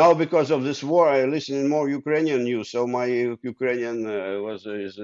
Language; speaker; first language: English; non-native, fluent; Ukrainian